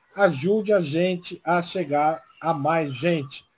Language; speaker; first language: Spanish; non-native, learner; Portuguese